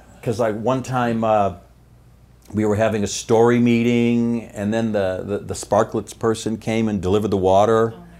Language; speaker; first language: English; native; English